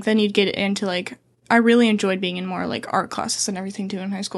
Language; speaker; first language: English; native; English